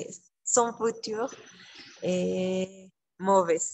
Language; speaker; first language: French; non-native, learner; Spanish